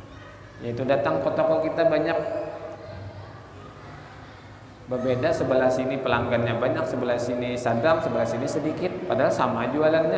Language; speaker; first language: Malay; non-native, local second language; Banjar